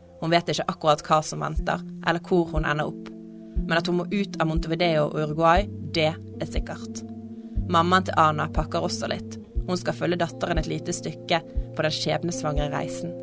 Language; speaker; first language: Norwegian; native; Norwegian